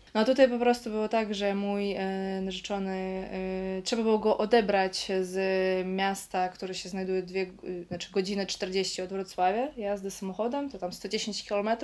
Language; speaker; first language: Polish; non-native, fluent; Russian